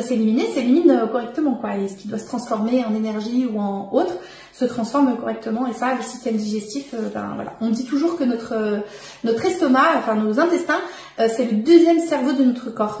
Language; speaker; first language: French; native; French